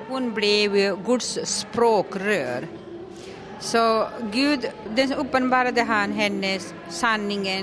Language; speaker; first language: Swedish; non-native, local second language; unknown